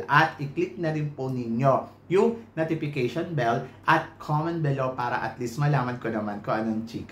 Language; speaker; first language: Filipino; native; Filipino